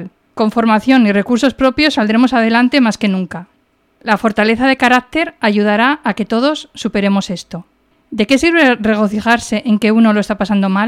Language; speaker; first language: Spanish; native; Spanish